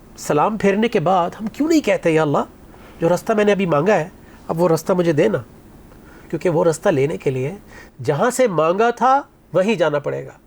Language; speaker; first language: Urdu; native; Urdu